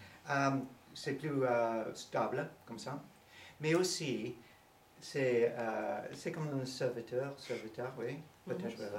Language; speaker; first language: French; non-native, learner; English